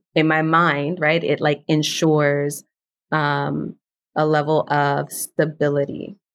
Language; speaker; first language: English; early bilingual, other home language; Spanish